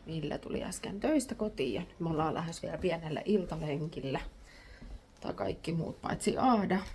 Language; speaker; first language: Finnish; native; Finnish